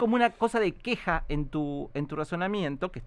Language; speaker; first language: Spanish; native; Spanish